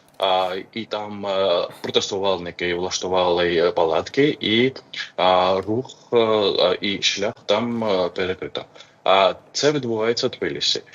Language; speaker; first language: Ukrainian; non-native, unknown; Georgian